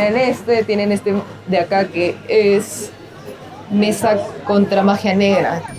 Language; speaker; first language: Spanish; native; Spanish